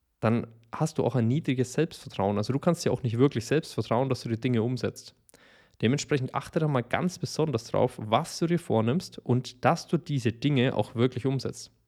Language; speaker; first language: German; native; German